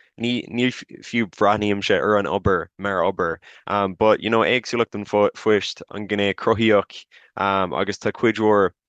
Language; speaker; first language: Irish; non-native, local second language; English